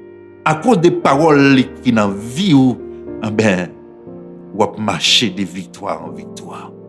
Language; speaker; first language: French; non-native, local second language; Haitian Creole